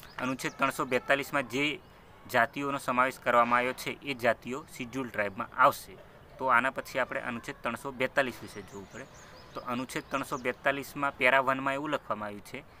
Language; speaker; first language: Gujarati; non-native, local second language; Rathawi